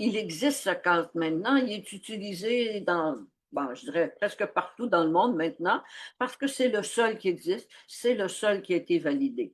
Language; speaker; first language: French; native; French